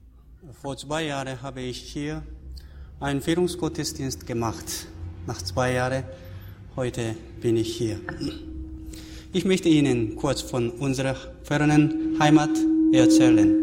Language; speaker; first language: German; non-native, fluent; Korean